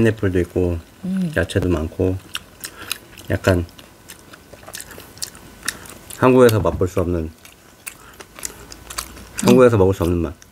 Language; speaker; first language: Korean; non-native, learner; Vietnamese